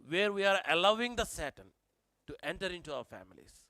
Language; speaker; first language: English; non-native, local second language; Telugu